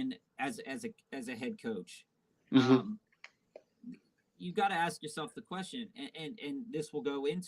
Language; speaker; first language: English; native; English